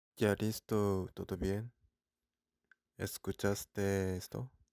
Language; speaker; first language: Spanish; non-native, learner; Korean